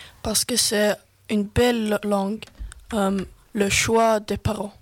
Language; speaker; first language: French; non-native, learner; Swedish